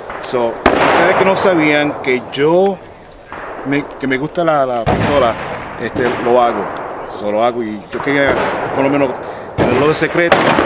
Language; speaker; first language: Spanish; early bilingual, heritage; Spanish